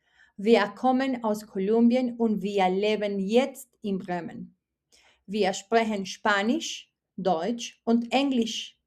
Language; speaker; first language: German; non-native, fluent; Spanish